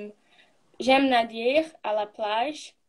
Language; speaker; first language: French; non-native, learner; Portuguese